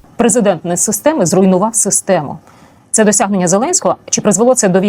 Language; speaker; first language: Ukrainian; native; Ukrainian